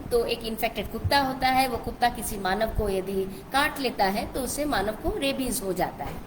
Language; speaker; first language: Hindi; non-native, local second language; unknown